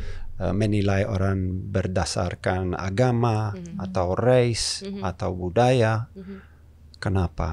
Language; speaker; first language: Indonesian; non-native, fluent; English